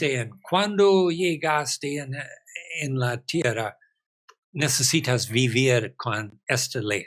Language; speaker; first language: Spanish; non-native, fluent; English